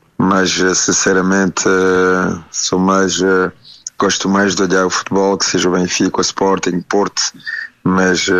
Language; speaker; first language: Portuguese; early bilingual, heritage; French